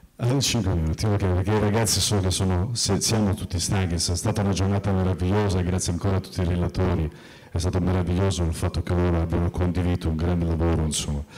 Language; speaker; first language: Italian; early bilingual, heritage; Italian